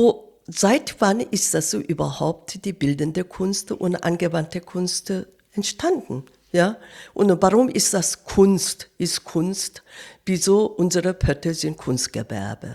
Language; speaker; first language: German; non-native, fluent; Korean